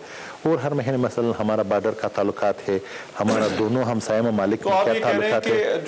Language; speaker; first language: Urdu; non-native, learner; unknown